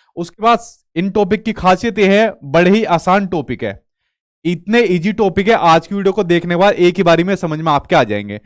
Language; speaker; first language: Hindi; native; Hindi